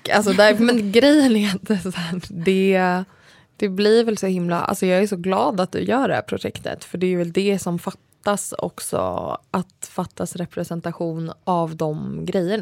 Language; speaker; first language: Swedish; native; Swedish